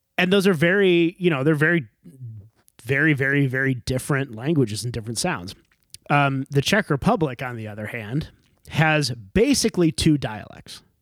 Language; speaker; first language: English; native; English